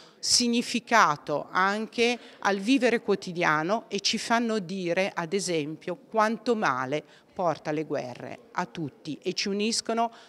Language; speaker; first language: Italian; native; Italian